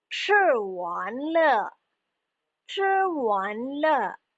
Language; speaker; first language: Chinese; non-native, fluent; Indonesian